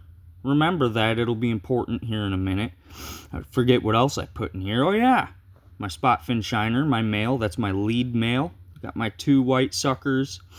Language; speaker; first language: English; native; English